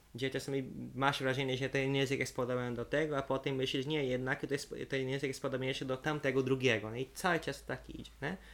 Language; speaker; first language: Polish; non-native, fluent; Portuguese